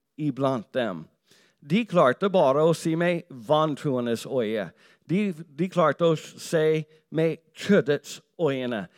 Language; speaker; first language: Norwegian; non-native, fluent; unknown